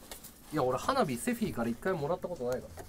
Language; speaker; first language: Japanese; native; Japanese